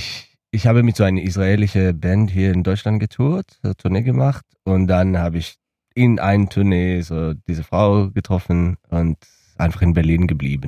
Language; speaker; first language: German; non-native, learner; Hebrew